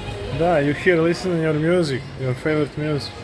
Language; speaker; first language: English; non-native, learner; Serbian